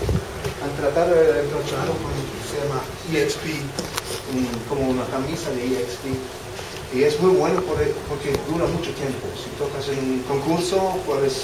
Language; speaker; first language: Spanish; non-native, fluent; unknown